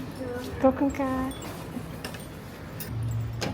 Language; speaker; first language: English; non-native, local second language; Malay